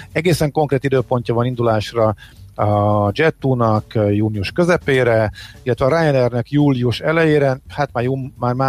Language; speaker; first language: Hungarian; native; Hungarian